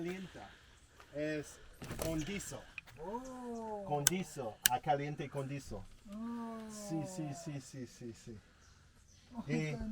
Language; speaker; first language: Spanish; non-native, learner; English